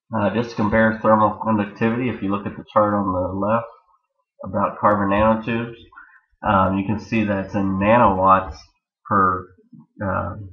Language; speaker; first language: English; native; English